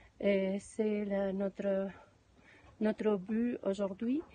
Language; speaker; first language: French; non-native, fluent; Spanish